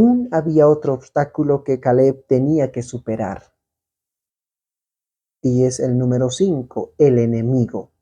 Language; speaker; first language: Spanish; native; Spanish